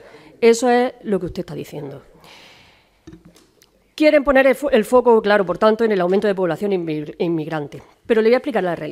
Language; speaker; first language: Spanish; native; Spanish